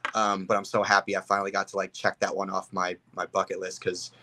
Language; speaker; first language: English; native; English